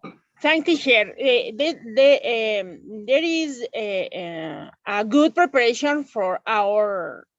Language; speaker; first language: English; non-native, learner; Spanish